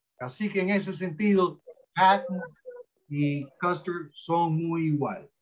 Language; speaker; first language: Spanish; early bilingual, heritage; Spanish